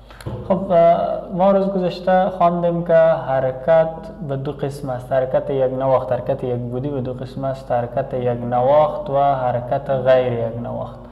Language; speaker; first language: Persian; native; Persian